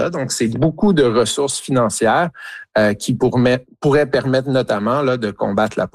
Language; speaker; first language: French; native; French